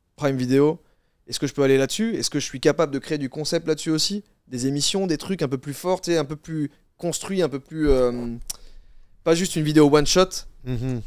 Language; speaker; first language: French; native; French